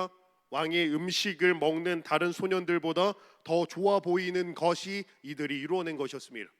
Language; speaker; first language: Korean; native; Korean